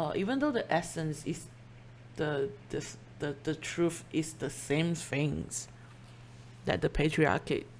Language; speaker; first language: English; non-native, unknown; Chinese